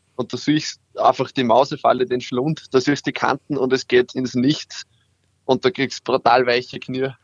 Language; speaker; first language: German; native; German